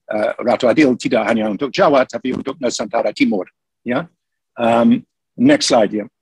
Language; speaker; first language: Indonesian; non-native, fluent; English